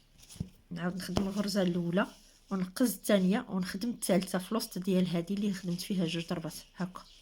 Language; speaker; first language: Arabic; native; Arabic